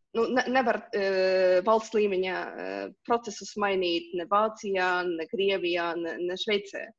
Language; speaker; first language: Latvian; non-native, local second language; Russian